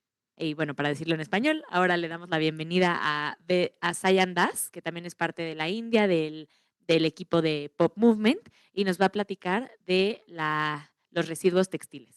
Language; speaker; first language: Spanish; native; Spanish